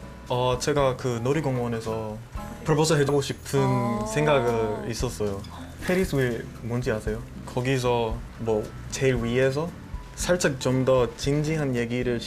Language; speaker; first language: Korean; non-native, fluent; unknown